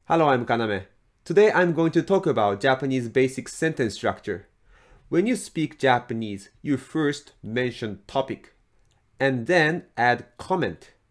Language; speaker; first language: English; non-native, fluent; Japanese